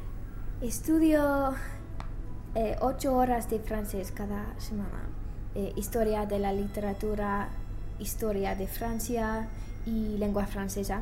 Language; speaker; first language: Spanish; non-native, learner; English